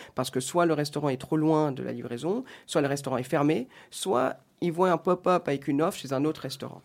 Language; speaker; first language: French; native; French